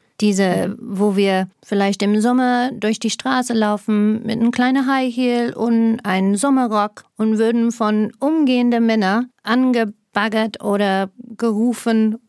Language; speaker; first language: German; non-native, fluent; English